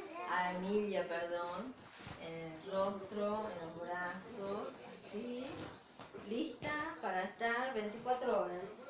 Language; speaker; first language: Spanish; native; Spanish